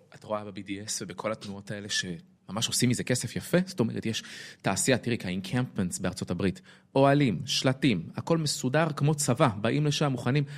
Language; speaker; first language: Hebrew; native; Hebrew